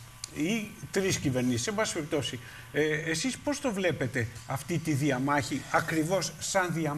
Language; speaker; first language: Greek; native; Greek